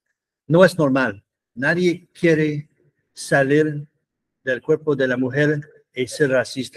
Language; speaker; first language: Spanish; non-native, fluent; English